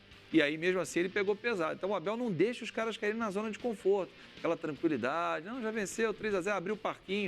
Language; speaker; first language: Portuguese; native; Portuguese